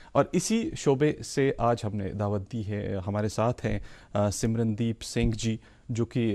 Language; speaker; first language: Hindi; non-native, local second language; Kashmiri